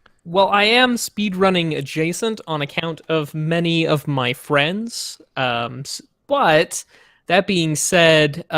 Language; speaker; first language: English; native; English